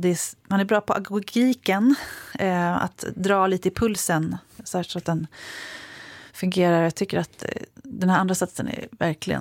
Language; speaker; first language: Swedish; native; Swedish